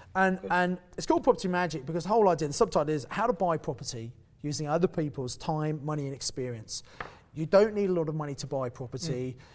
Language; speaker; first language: English; native; English